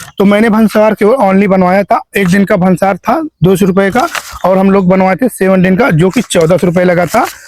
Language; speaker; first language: Hindi; native; Hindi